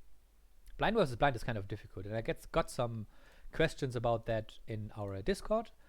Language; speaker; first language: English; non-native, fluent; German